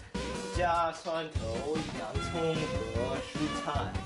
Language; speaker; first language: Chinese; non-native, learner; English